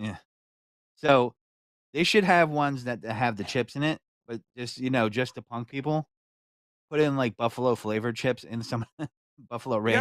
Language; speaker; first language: English; native; English